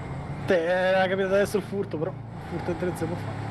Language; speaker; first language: Italian; native; Italian